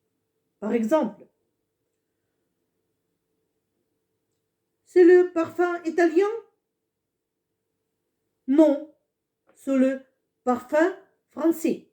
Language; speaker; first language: French; non-native, fluent; Russian